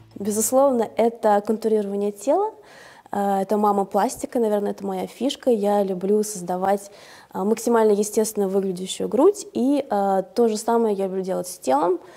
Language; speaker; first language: Russian; native; Russian